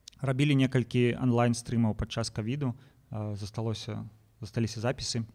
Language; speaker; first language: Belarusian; non-native, local second language; Russian